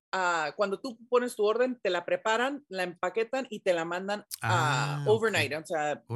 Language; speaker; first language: Spanish; early bilingual, heritage; Spanish